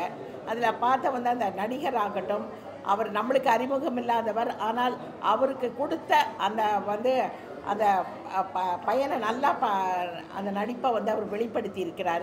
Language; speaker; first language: Tamil; native; Tamil